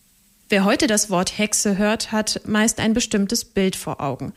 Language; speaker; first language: German; native; German